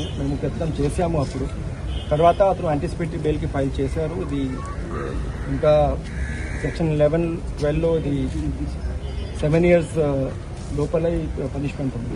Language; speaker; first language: Telugu; non-native, learner; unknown